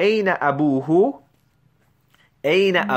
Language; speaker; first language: Arabic; non-native, fluent; English